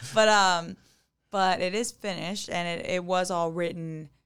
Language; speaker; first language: English; native; English